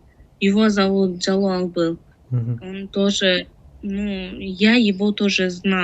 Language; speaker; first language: Russian; non-native, learner; Tajik